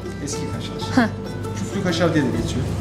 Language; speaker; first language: Turkish; native; Turkish